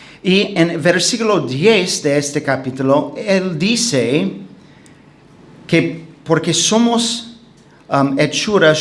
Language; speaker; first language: Spanish; non-native, fluent; English